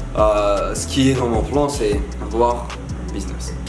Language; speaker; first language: French; non-native, local second language; Arabic